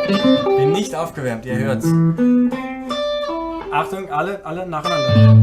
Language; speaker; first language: German; native; German